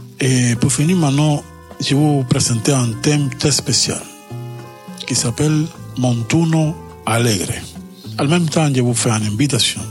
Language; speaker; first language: French; non-native, learner; Spanish